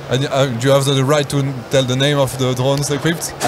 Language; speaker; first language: English; non-native, fluent; French